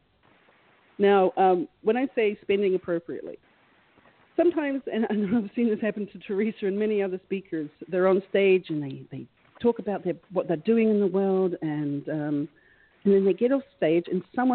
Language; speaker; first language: English; native; English